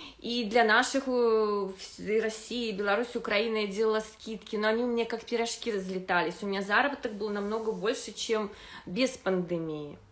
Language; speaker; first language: Russian; native; Russian